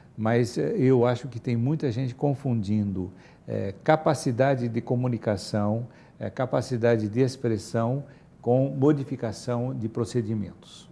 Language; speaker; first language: Portuguese; native; Portuguese